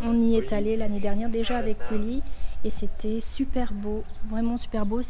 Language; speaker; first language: French; native; French